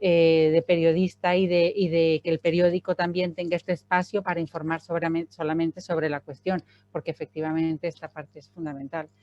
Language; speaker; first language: Spanish; native; Spanish